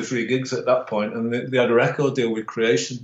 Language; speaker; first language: English; native; English